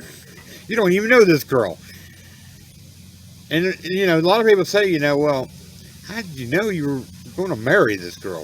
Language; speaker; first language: English; native; English